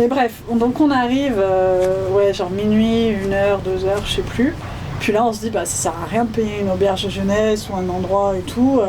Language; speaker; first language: French; native; French